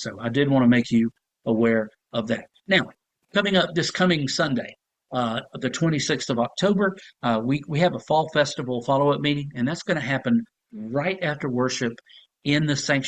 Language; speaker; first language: English; native; English